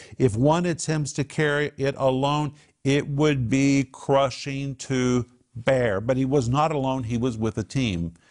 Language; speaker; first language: English; native; English